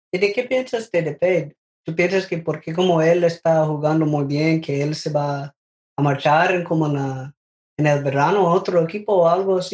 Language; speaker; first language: Spanish; non-native, learner; English